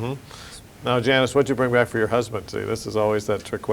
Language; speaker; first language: English; native; English